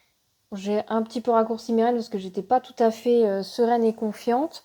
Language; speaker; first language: French; native; French